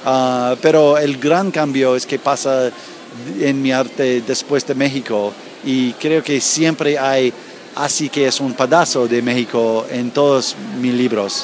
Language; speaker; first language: Spanish; non-native, learner; English